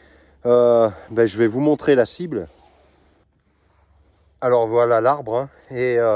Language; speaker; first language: French; native; French